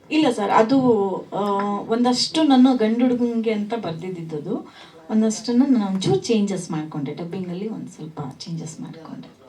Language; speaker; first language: Kannada; native; Kannada